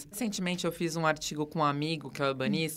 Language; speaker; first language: Portuguese; native; Portuguese